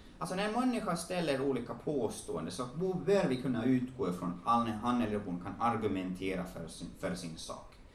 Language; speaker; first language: Swedish; native; Swedish